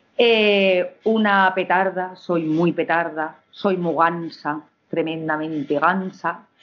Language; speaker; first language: Spanish; native; Spanish